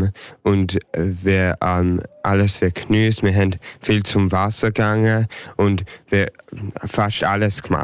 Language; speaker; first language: German; early bilingual, heritage; German